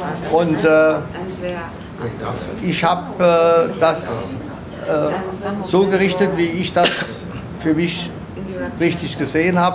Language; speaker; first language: German; native; German